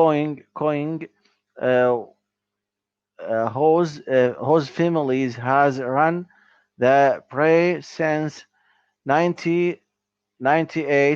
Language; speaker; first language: English; non-native, learner; Arabic